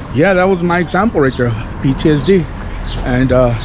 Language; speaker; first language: English; native; English